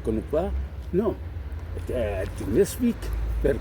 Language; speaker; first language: French; non-native, learner; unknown